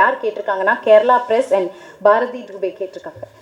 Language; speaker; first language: Tamil; native; Tamil